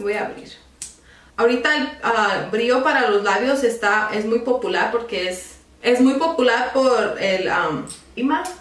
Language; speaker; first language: Spanish; early bilingual, other home language; English